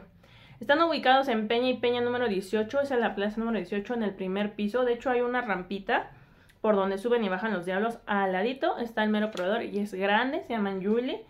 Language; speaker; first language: Spanish; native; Spanish